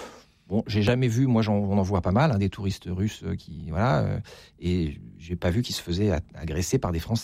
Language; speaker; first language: French; native; French